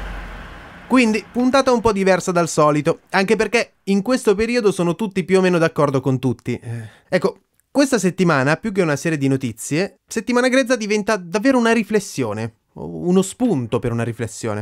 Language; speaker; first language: Italian; native; Italian